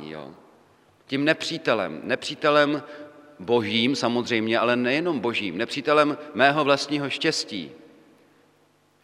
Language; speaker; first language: Czech; native; Czech